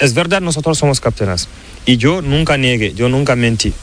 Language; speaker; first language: Spanish; non-native, learner; Fula